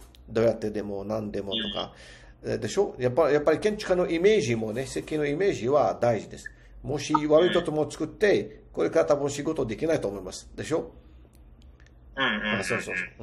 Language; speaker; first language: Japanese; non-native, fluent; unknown